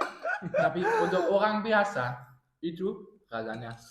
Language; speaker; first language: Indonesian; non-native, learner; German